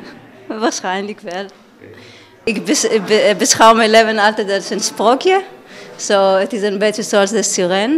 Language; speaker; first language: Dutch; non-native, fluent; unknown